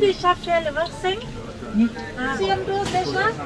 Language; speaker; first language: French; non-native, learner; Thai